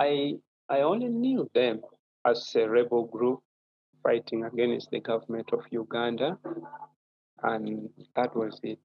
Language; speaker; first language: English; non-native, local second language; Acoli